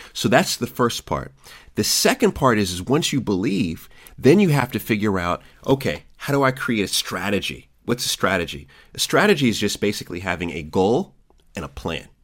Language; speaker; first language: English; native; English